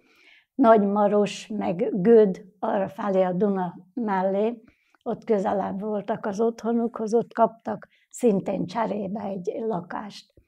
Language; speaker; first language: Hungarian; native; Hungarian